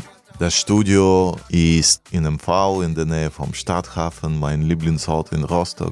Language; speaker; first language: German; non-native, learner; Russian